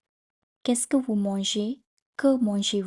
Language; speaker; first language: French; non-native, fluent; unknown